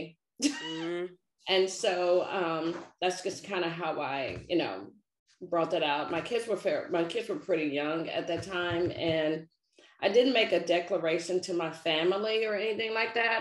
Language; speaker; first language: English; native; English